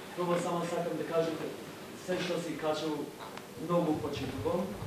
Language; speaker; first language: Macedonian; non-native, learner; English